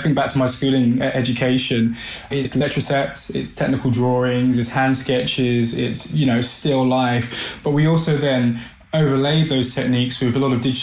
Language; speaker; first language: English; native; English